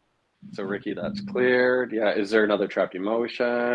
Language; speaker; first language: English; native; English